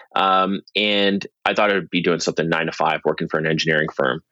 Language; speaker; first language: English; native; English